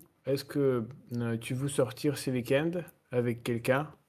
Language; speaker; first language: French; non-native, learner; Russian